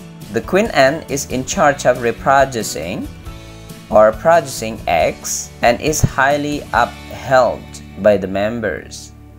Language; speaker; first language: English; non-native, fluent; Indonesian